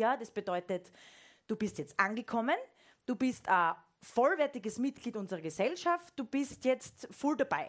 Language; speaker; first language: German; native; German